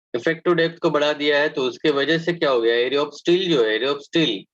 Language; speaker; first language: Hindi; non-native, local second language; Marathi